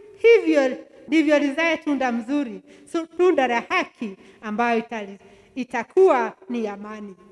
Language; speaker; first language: Swahili; non-native, local second language; Kikuyu